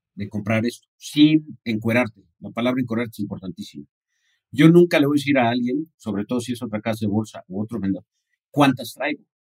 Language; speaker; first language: Spanish; native; Spanish